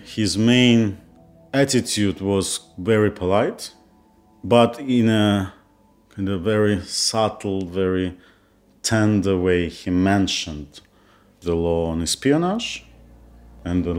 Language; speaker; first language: English; non-native, fluent; Kazakh